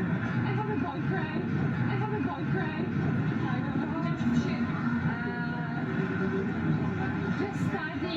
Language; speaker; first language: English; non-native, learner; Polish